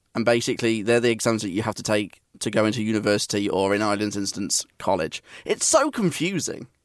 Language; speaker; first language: English; native; English